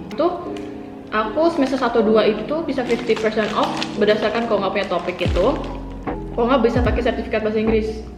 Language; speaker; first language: Indonesian; native; Indonesian